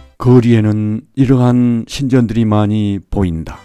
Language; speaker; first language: Korean; native; Korean